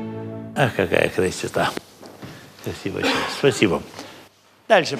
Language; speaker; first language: Russian; non-native, fluent; Lithuanian